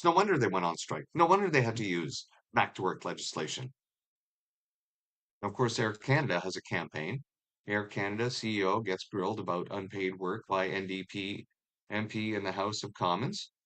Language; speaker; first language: English; native; English